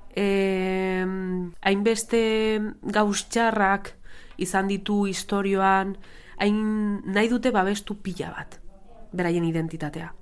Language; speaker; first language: Basque; non-native, local second language; Spanish